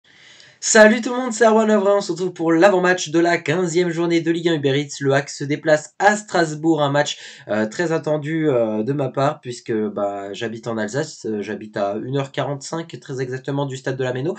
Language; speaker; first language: French; native; French